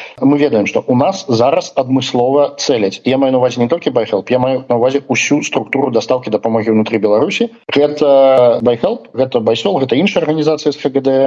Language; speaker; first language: Belarusian; non-native, local second language; Russian